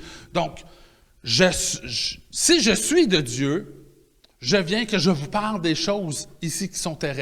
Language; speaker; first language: French; native; French